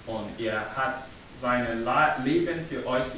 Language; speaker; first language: German; non-native, learner; English